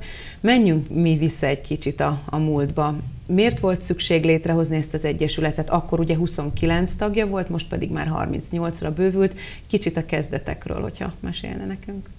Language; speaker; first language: Hungarian; native; Hungarian